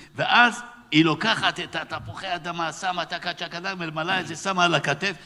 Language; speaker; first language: Hebrew; native; Hebrew